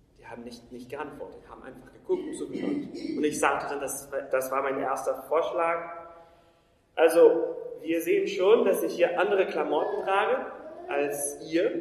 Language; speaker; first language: German; non-native, fluent; Portuguese